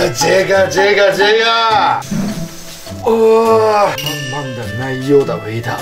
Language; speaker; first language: Chinese; non-native, learner; Japanese